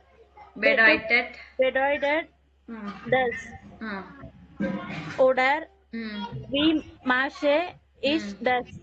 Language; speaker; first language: German; non-native, learner; Tamil